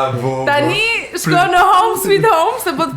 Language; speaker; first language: Albanian; native; Albanian